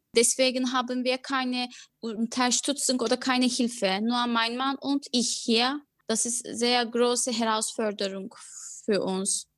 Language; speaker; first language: German; non-native, learner; Turkish